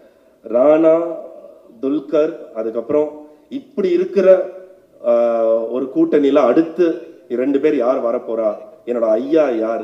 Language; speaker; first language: Tamil; native; Tamil